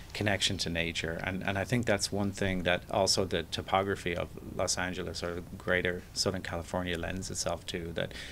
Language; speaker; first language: English; native; English